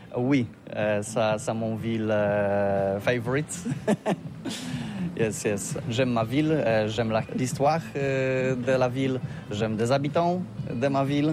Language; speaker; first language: French; non-native, fluent; Polish